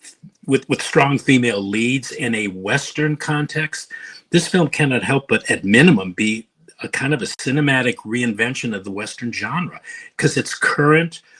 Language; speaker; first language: English; native; English